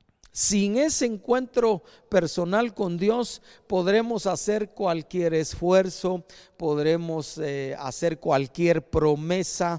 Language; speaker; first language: Spanish; native; Spanish